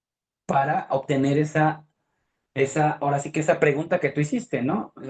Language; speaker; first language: Spanish; native; Spanish